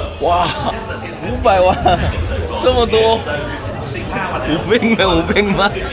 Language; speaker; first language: Chinese; non-native, fluent; Korean